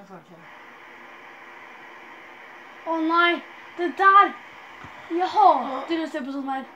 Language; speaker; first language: Norwegian; native; Norwegian